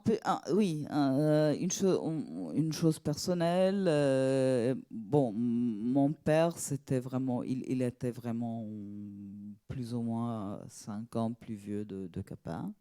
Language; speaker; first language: French; non-native, fluent; Italian